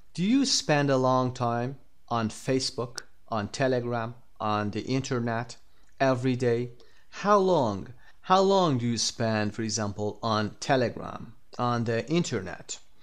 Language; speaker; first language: English; non-native, fluent; Persian